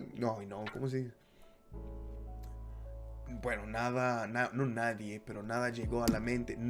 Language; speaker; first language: Spanish; non-native, fluent; English